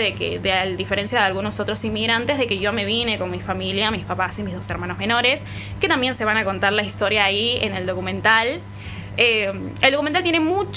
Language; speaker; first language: Spanish; native; Spanish